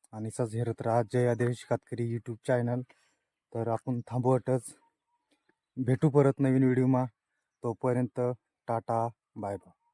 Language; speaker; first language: Marathi; non-native, local second language; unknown